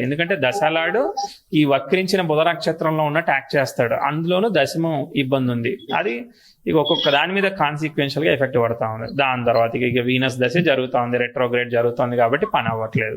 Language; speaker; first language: Telugu; native; Telugu